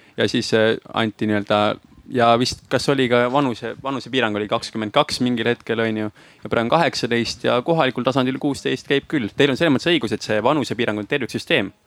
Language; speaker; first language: Estonian; native; Estonian